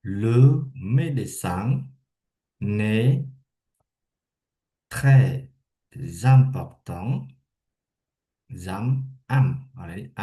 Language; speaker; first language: French; non-native, fluent; Khmer